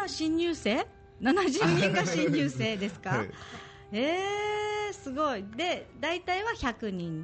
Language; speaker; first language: Japanese; native; Japanese